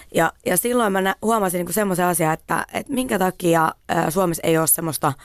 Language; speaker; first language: Finnish; native; Finnish